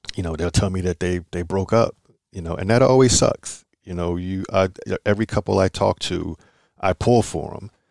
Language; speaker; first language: English; native; English